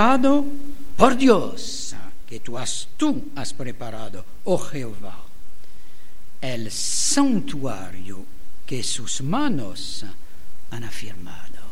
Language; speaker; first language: Spanish; non-native, learner; French